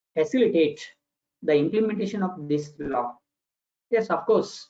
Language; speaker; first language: English; non-native, local second language; Kannada